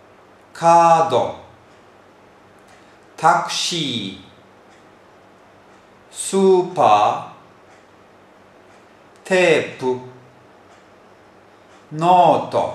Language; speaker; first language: Japanese; non-native, fluent; Turkish